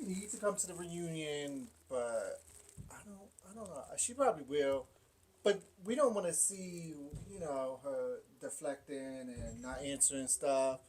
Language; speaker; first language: English; native; English